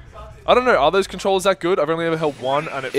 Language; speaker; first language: English; native; English